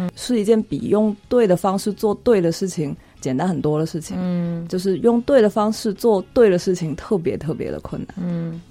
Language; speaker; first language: Chinese; native; Chinese